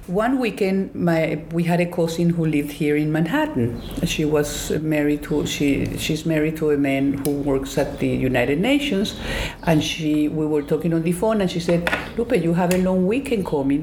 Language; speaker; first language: English; non-native, fluent; Spanish